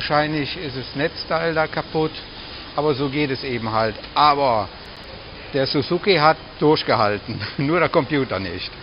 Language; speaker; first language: German; native; German